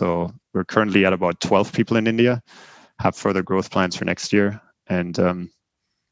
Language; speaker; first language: English; non-native, fluent; German